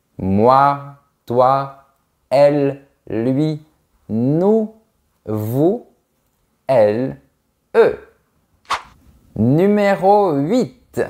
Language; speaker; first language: French; native; French